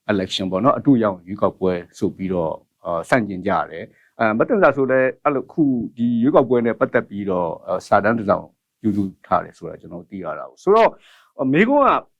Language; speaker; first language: Burmese; native; Burmese